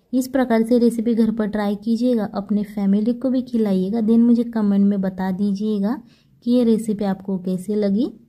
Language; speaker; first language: Hindi; non-native, local second language; Marathi